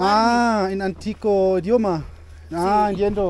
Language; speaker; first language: Spanish; non-native, learner; German